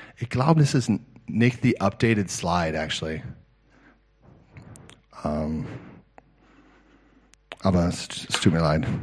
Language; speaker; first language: German; non-native, learner; English